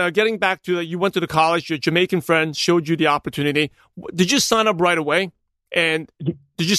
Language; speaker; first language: English; native; English